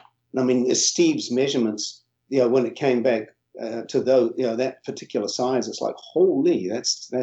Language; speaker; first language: English; native; English